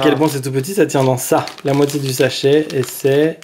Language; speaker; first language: French; native; French